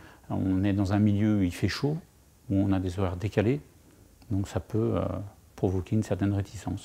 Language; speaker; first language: French; native; French